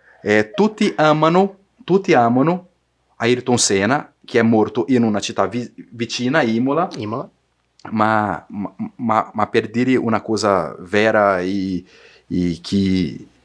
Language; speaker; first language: Italian; non-native, learner; Portuguese